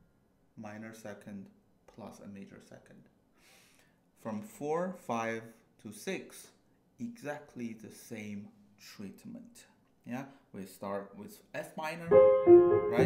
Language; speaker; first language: English; non-native, fluent; Chinese